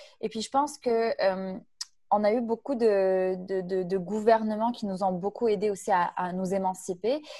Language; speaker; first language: French; non-native, local second language; Arabic